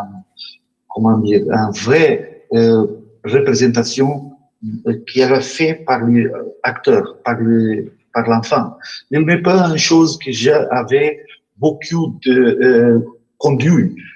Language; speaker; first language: French; non-native, learner; Portuguese